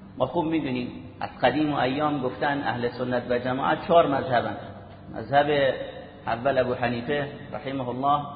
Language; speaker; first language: Persian; native; Persian